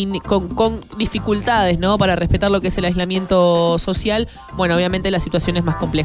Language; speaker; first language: Spanish; native; Spanish